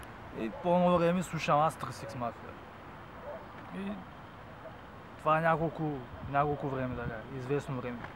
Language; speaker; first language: Bulgarian; native; Bulgarian